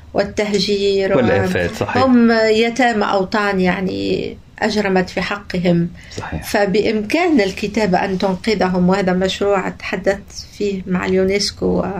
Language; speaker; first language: Arabic; native; Arabic